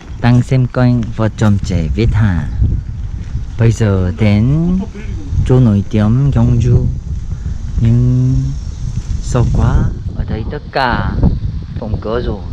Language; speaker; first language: Vietnamese; non-native, learner; Korean